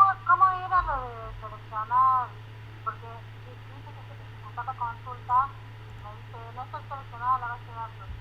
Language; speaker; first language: Spanish; native; Spanish